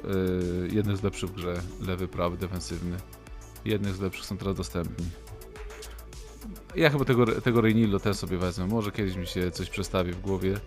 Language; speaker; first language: Polish; native; Polish